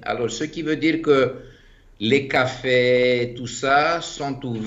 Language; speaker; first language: French; non-native, fluent; Greek